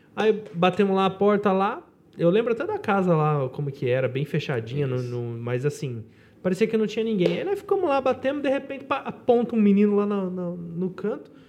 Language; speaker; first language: Portuguese; native; Portuguese